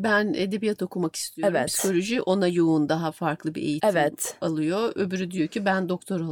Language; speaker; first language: Turkish; native; Turkish